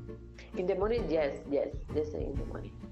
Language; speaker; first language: English; non-native, learner; Spanish